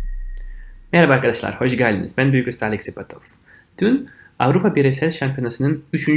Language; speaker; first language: Turkish; non-native, fluent; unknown